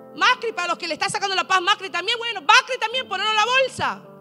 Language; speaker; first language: Spanish; early bilingual, heritage; Spanish